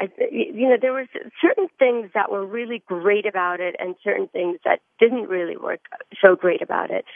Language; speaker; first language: English; early bilingual, other home language; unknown